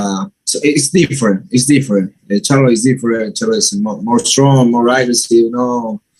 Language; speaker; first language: English; non-native, learner; Spanish